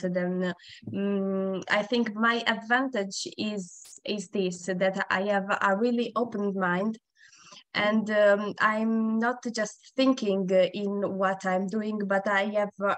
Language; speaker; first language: English; non-native, learner; Italian